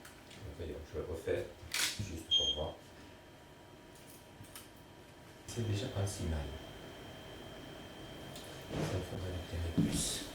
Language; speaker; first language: French; native; French